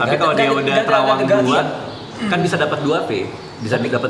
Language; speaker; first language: Indonesian; native; Indonesian